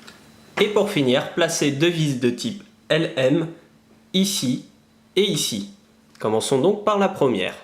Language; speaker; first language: French; native; French